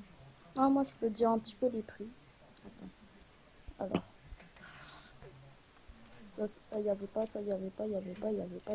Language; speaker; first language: French; native; French